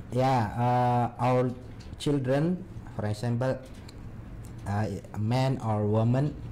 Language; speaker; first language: English; non-native, learner; Indonesian